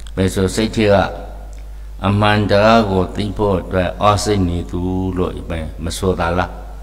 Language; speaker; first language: Burmese; native; Burmese